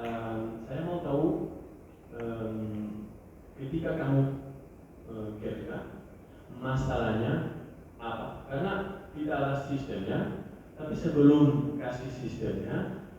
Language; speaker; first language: Indonesian; non-native, learner; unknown